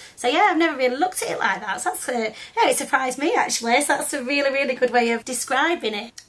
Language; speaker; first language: English; native; English